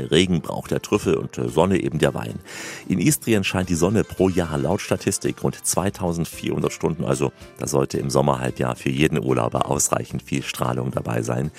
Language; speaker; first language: German; native; German